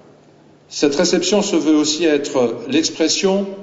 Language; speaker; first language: French; native; French